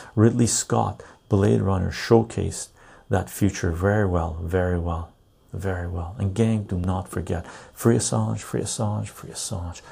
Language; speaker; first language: English; early bilingual, other home language; Persian